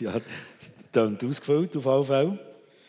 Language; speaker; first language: German; native; German